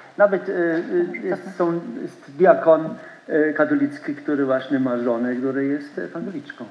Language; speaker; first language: Polish; non-native, learner; German